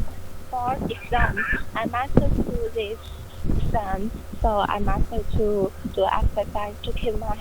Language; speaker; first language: English; non-native, learner; Chinese